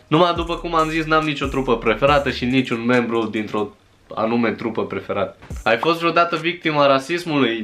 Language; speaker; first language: Romanian; early bilingual, other home language; Chinese